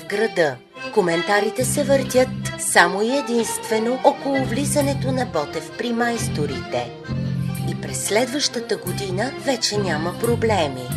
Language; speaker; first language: Bulgarian; native; Bulgarian